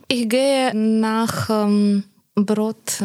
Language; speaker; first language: German; non-native, learner; Ukrainian